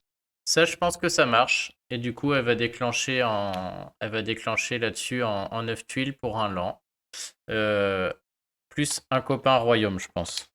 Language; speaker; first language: French; native; French